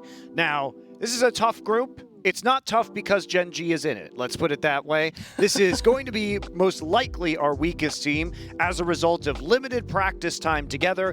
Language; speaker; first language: English; native; English